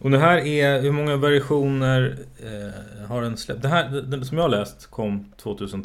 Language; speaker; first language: Swedish; native; Swedish